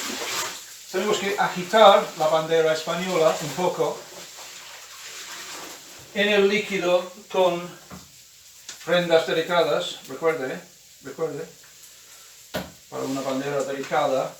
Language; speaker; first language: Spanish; non-native, fluent; English